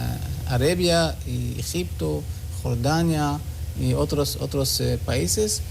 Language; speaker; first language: Spanish; non-native, learner; Hebrew